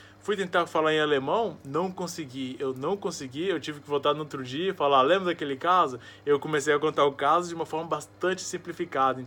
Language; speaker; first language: Portuguese; native; Portuguese